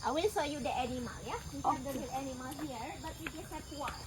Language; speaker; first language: English; non-native, fluent; Indonesian